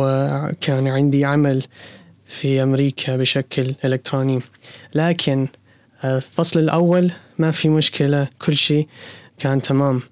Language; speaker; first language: Arabic; non-native, learner; English